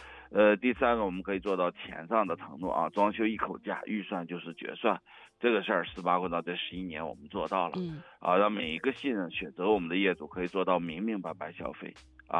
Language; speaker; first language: Chinese; native; Chinese